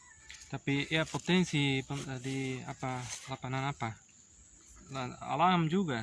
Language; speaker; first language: Indonesian; non-native, learner; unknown